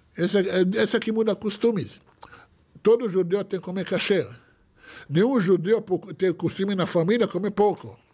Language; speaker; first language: Portuguese; non-native, fluent; Hebrew